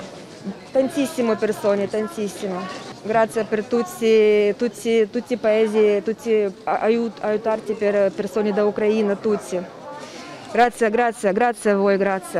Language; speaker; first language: Italian; non-native, learner; Ukrainian